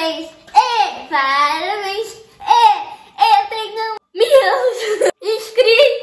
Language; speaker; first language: Portuguese; early bilingual, heritage; Portuguese